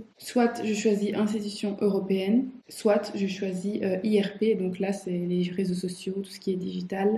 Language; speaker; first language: French; native; French